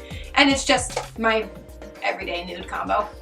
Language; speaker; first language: English; native; English